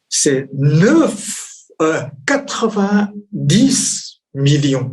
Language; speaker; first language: French; non-native, fluent; Chinese